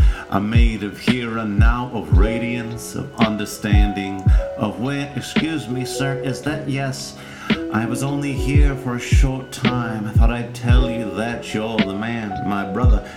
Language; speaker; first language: English; native; English